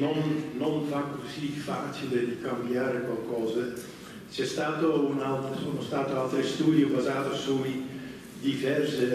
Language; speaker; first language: Italian; non-native, fluent; Dutch